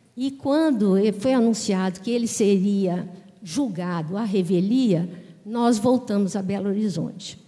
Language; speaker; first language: Portuguese; native; Portuguese